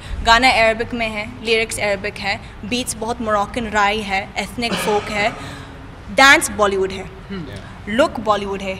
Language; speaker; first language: Hindi; non-native, learner; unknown